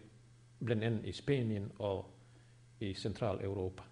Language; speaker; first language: Swedish; non-native, fluent; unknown